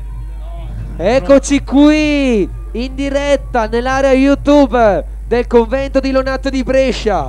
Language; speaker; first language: Italian; native; Italian